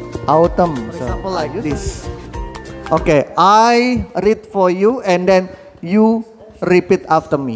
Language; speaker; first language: English; non-native, fluent; Indonesian